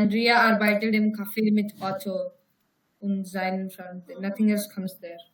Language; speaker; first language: German; non-native, learner; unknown